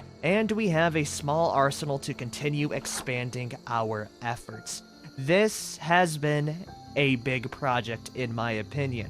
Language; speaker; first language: English; native; English